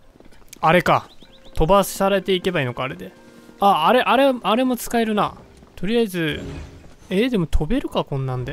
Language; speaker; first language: Japanese; native; Japanese